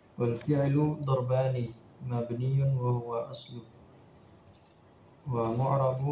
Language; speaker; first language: Arabic; non-native, learner; Indonesian